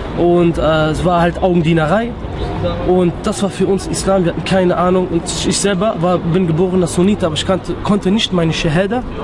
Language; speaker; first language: German; early bilingual, other home language; Kurdish